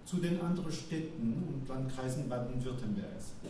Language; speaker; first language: German; non-native, fluent; French